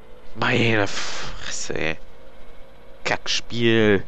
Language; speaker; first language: German; native; German